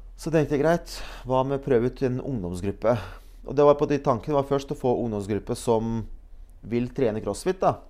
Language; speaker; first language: Norwegian; early bilingual, other home language; Bosnian